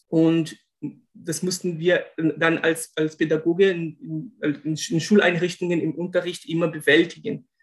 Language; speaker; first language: German; non-native, fluent; Portuguese